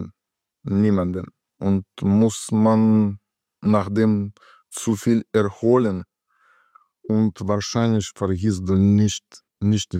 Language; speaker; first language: German; non-native, learner; Russian